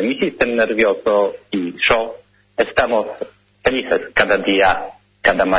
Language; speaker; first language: Spanish; non-native, learner; Polish